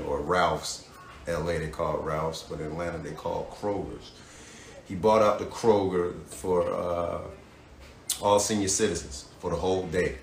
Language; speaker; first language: English; native; English